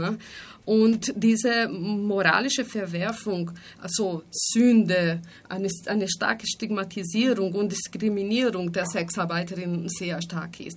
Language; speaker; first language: German; non-native, fluent; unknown